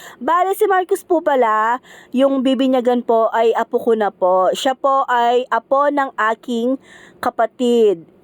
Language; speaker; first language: Filipino; non-native, local second language; Pampanga